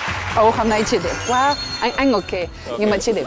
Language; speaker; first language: Vietnamese; non-native, fluent; French